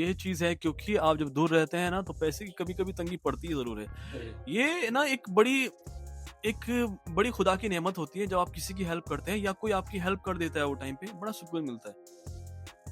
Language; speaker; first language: Hindi; native; Hindi